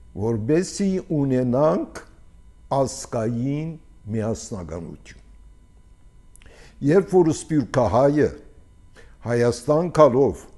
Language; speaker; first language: Armenian; early bilingual, heritage; Armenian